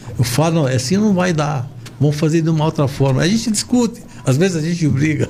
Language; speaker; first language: Portuguese; non-native, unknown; Arabic